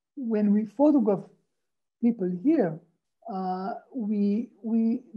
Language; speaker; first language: English; non-native, fluent; Hebrew